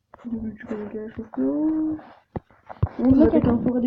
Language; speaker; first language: French; native; French